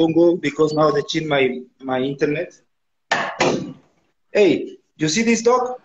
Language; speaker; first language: English; non-native, learner; Spanish